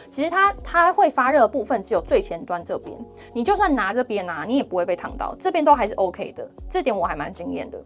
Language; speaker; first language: Chinese; native; Chinese